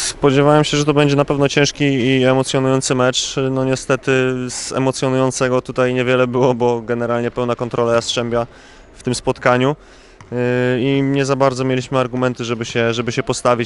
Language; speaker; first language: Polish; native; Polish